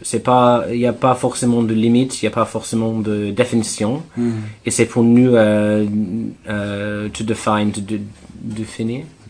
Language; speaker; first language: French; non-native, fluent; English